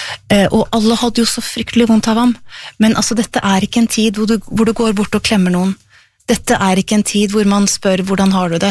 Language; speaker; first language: Norwegian; native; Norwegian